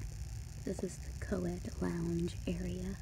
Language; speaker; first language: English; native; English